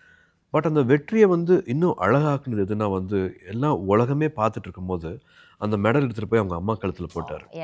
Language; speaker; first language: Tamil; native; Tamil